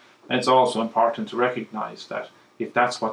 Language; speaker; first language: English; native; English